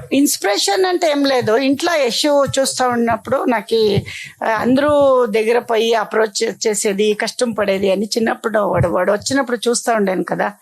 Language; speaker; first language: Telugu; non-native, local second language; Kannada